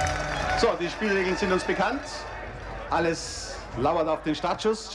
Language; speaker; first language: German; native; German